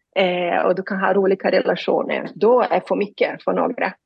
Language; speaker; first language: Swedish; non-native, fluent; Portuguese